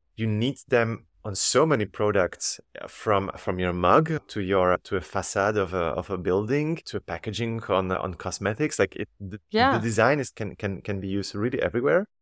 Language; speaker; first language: English; non-native, fluent; Slovak